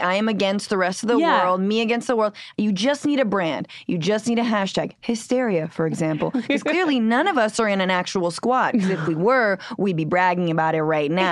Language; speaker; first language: English; native; English